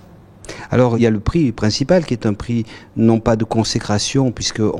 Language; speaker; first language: French; native; French